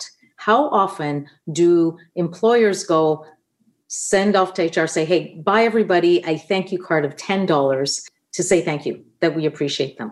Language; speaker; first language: English; non-native, fluent; Italian